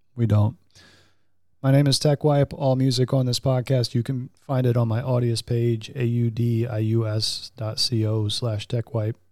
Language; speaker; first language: English; native; English